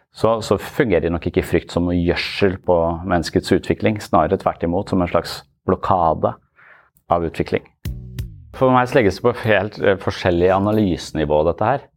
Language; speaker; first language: Norwegian; native; Norwegian